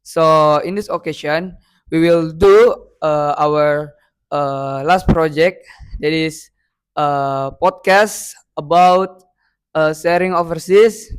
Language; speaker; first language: English; non-native, learner; Indonesian